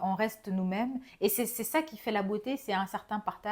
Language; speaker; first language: French; non-native, local second language; Bambara